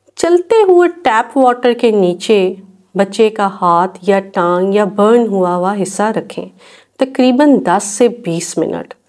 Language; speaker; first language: Urdu; native; Urdu